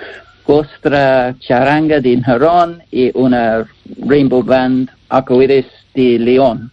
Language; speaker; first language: Spanish; non-native, learner; English